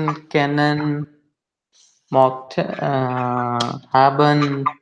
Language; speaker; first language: German; non-native, learner; Hindi